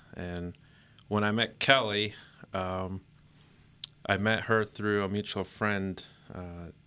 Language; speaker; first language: English; early bilingual, other home language; Filipino